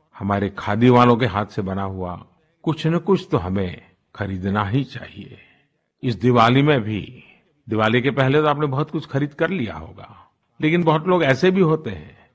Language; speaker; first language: Hindi; non-native, local second language; Gujarati